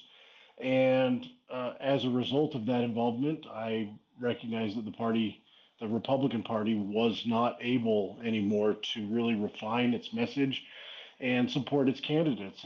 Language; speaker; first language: English; native; English